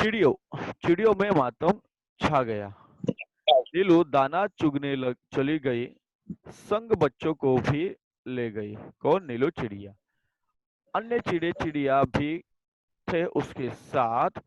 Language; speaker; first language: Hindi; non-native, local second language; Marathi